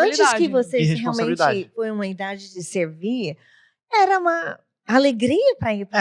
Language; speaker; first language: Portuguese; non-native, learner; English